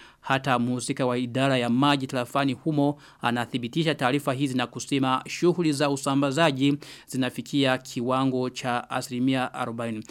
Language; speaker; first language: Swahili; non-native, local second language; Rundi